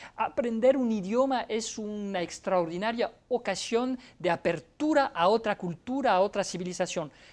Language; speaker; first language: Spanish; non-native, fluent; French